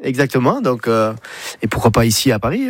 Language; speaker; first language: French; native; French